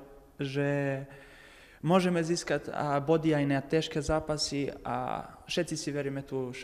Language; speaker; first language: Slovak; non-native, learner; Macedonian